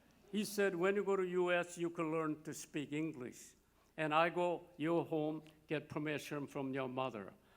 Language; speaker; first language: English; non-native, fluent; Korean